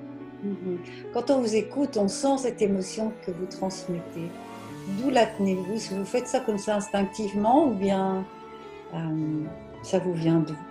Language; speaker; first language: French; native; French